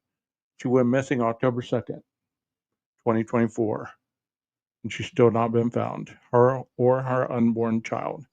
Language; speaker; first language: English; native; English